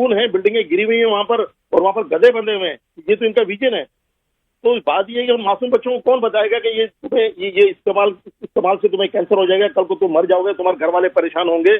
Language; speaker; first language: Urdu; native; Urdu